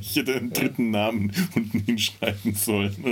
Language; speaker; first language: German; native; German